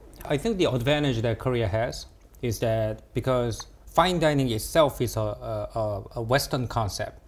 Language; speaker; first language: English; early bilingual, other home language; Korean